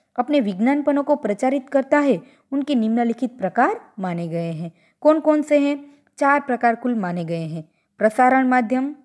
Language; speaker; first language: Hindi; non-native, local second language; Gujarati